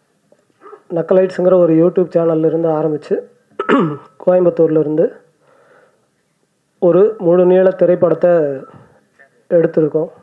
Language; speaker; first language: Tamil; native; Tamil